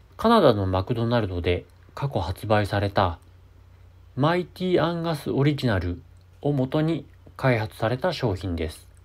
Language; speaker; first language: Japanese; native; Japanese